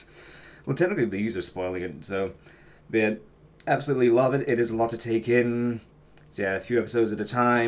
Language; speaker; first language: English; native; English